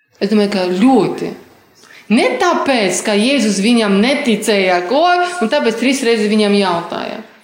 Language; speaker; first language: Latvian; non-native, fluent; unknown